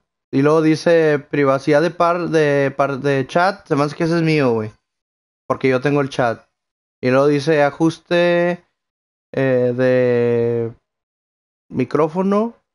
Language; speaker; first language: Spanish; early bilingual, heritage; Spanish